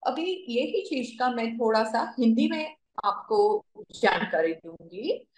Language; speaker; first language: Hindi; non-native, local second language; Marathi